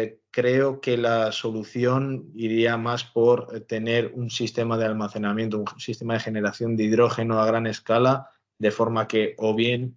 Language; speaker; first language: Spanish; native; Spanish